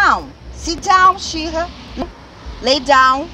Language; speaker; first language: English; non-native, fluent; Portuguese